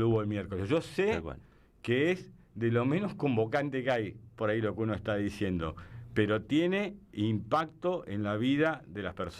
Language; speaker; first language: Spanish; native; Spanish